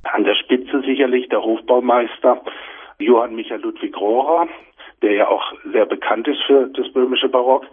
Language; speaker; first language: German; native; German